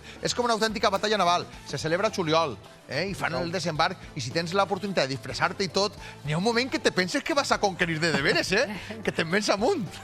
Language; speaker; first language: Catalan; native; Catalan